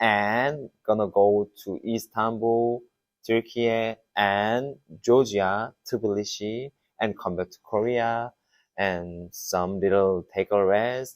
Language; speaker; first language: English; non-native, learner; Korean